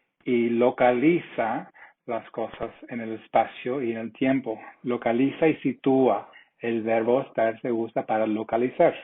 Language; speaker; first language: Spanish; non-native, fluent; English